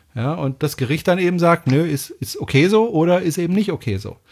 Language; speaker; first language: German; non-native, fluent; French